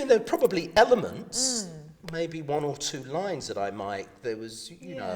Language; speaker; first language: English; native; English